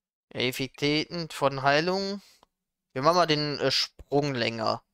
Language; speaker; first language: German; native; German